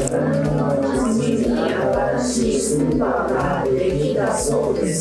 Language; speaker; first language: Japanese; non-native, learner; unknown